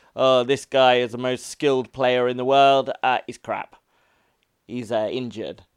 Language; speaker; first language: English; native; English